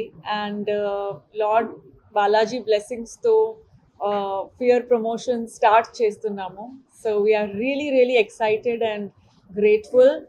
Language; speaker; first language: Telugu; non-native, local second language; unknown